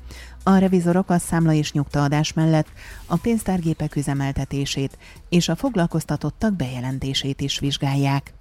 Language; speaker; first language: Hungarian; native; Hungarian